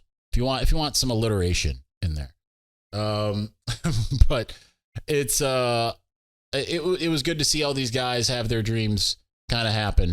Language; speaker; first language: English; native; English